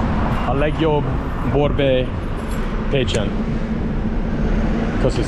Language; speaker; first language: Hungarian; non-native, learner; English